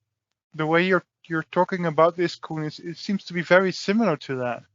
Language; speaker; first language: English; non-native, fluent; Dutch